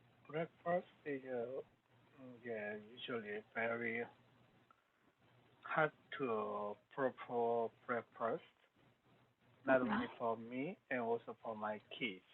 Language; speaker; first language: English; non-native, learner; Korean